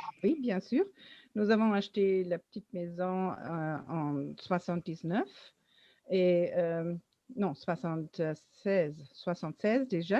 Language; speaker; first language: French; non-native, learner; German